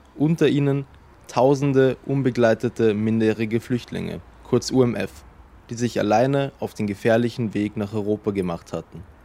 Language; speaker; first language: German; native; German